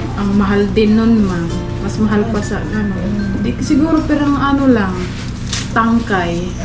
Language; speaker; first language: Filipino; native; Filipino